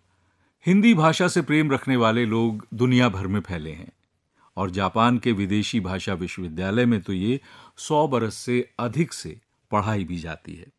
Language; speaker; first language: Hindi; native; Hindi